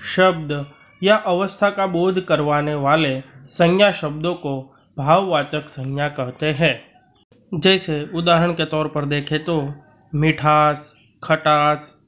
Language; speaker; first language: Hindi; non-native, local second language; Gujarati